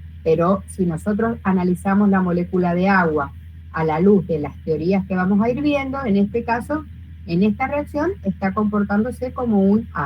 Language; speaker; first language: Spanish; native; Spanish